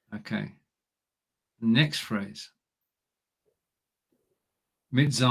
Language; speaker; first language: German; non-native, learner; English